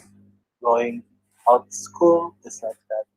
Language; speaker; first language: English; non-native, learner; Indonesian